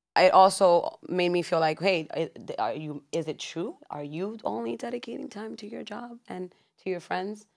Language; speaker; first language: English; early bilingual, other home language; Spanish